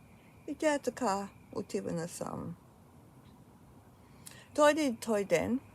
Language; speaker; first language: Bulgarian; early bilingual, heritage; Bulgarian